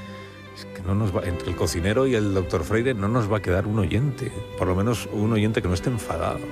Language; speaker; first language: Spanish; native; Spanish